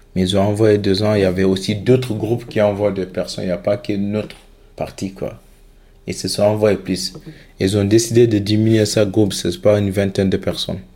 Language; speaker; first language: French; non-native, local second language; Fula